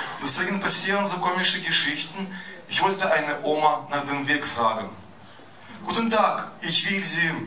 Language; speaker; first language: German; non-native, fluent; Russian